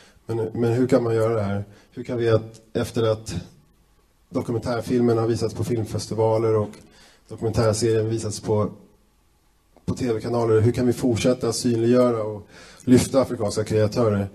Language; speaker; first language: Swedish; native; Swedish